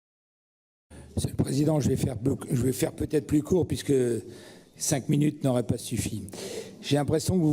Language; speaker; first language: French; native; French